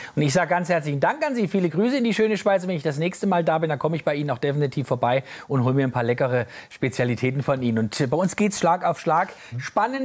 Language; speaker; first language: German; native; German